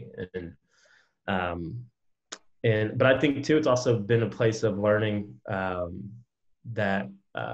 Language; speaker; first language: English; native; English